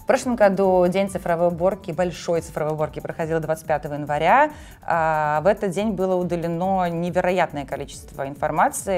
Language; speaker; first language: Russian; native; Russian